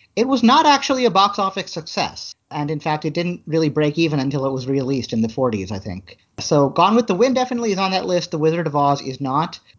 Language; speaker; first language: English; native; English